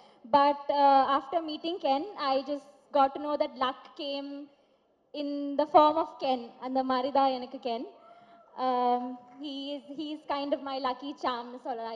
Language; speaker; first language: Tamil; non-native, learner; Malayalam